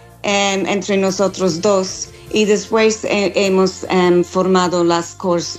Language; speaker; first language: Spanish; non-native, fluent; English